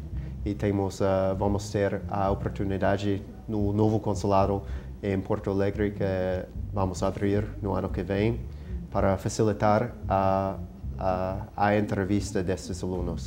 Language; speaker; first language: Portuguese; non-native, fluent; English